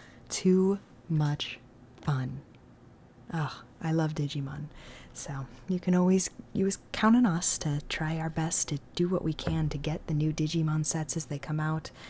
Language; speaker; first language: English; native; English